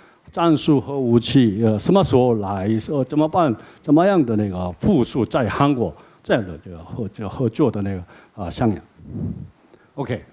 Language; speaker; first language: Chinese; non-native, learner; Korean